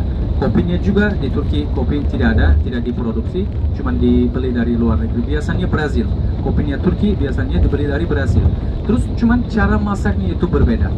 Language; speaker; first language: Indonesian; non-native, fluent; Turkish